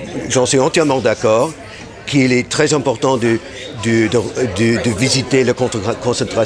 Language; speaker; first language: French; non-native, fluent; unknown